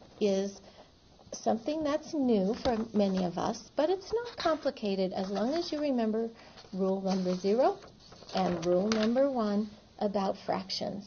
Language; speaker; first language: English; native; English